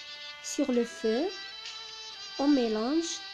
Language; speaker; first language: French; non-native, local second language; Arabic